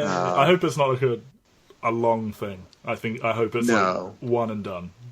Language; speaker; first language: English; native; English